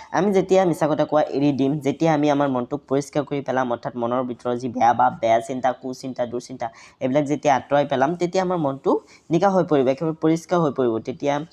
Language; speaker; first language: Assamese; native; Assamese